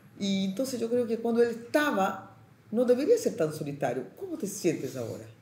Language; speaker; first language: Spanish; non-native, fluent; Portuguese